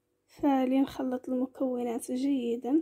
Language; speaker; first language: Arabic; native; Arabic